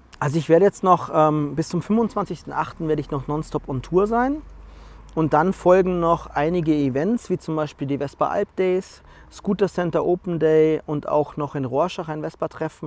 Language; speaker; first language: German; native; German